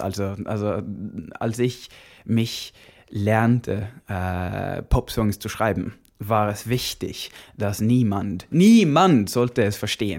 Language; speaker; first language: German; non-native, learner; Norwegian